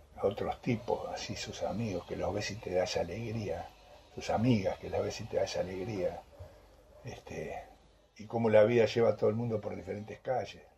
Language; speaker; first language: Spanish; native; Spanish